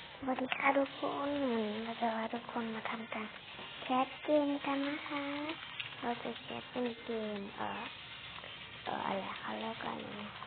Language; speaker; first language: Thai; native; Thai